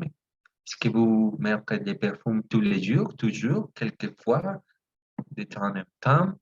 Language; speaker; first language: French; non-native, fluent; Spanish